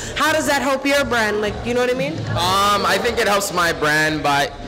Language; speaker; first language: English; native; English